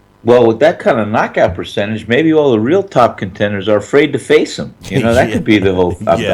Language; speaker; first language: English; native; English